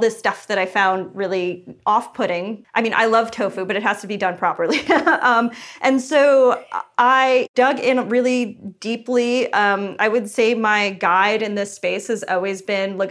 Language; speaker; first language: English; native; English